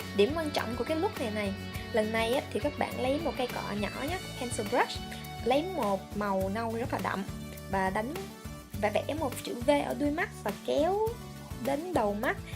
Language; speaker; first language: Vietnamese; early bilingual, heritage; Vietnamese